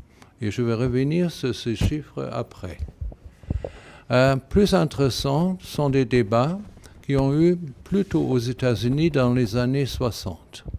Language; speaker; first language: French; non-native, fluent; German